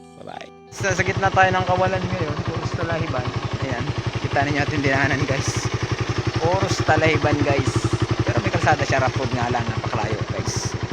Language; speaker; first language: Filipino; native; Filipino